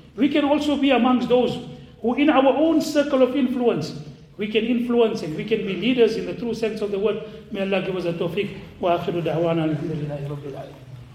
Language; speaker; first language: English; native; English